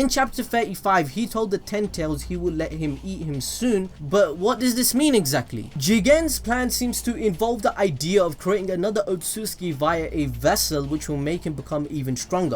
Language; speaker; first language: English; native; English